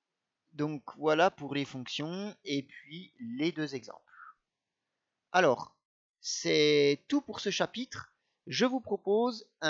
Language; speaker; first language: French; native; French